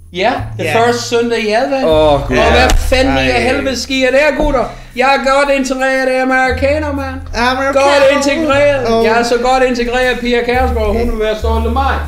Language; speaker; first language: Danish; non-native, fluent; English